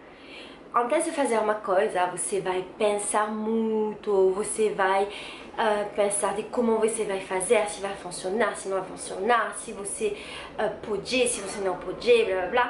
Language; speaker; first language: Portuguese; non-native, learner; French